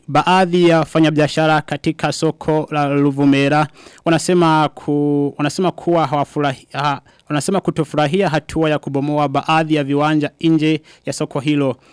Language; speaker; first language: Swahili; non-native, local second language; Rundi